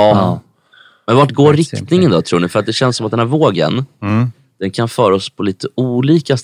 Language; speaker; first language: Swedish; native; Swedish